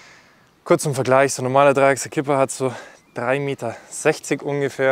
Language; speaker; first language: German; native; German